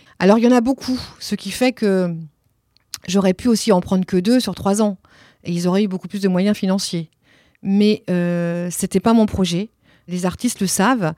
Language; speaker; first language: French; early bilingual, other home language; Italian